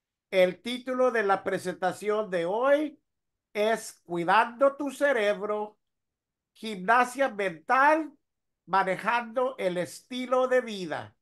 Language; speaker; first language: Spanish; early bilingual, heritage; Spanish